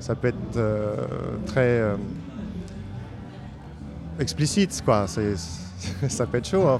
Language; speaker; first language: French; native; French